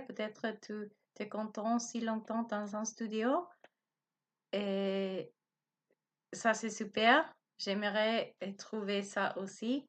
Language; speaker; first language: French; non-native, learner; Spanish